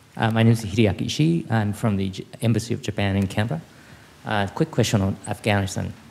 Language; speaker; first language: English; non-native, fluent; Khmer